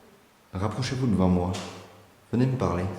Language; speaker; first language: French; native; French